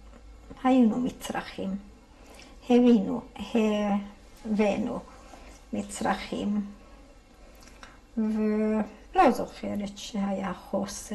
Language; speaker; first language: Hebrew; non-native, fluent; Hungarian